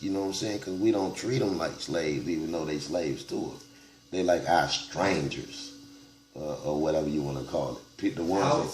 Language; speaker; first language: English; native; English